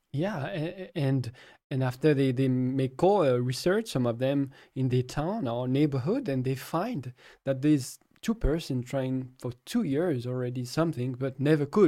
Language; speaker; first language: English; non-native, fluent; French